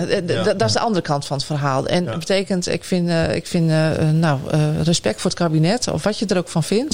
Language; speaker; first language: Dutch; native; Dutch